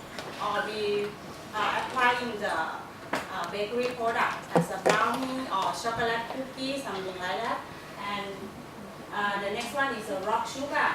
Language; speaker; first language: English; non-native, learner; Thai